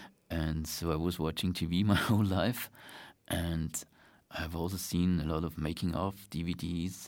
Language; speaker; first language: English; non-native, fluent; German